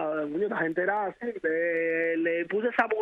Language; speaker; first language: Spanish; native; Spanish